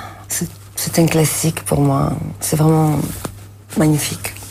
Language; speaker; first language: French; non-native, fluent; Italian